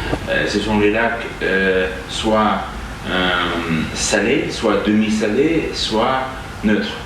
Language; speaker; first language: French; non-native, fluent; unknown